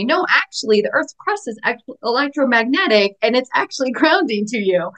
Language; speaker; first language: English; native; English